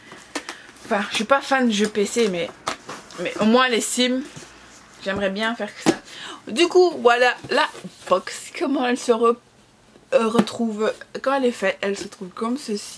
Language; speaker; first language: French; native; French